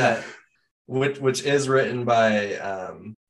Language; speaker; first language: English; native; English